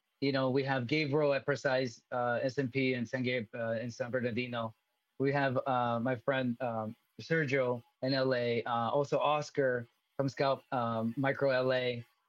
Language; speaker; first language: English; early bilingual, other home language; Spanish